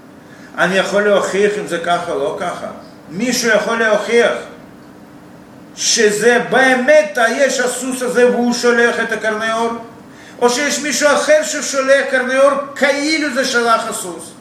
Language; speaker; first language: Hebrew; non-native, fluent; Russian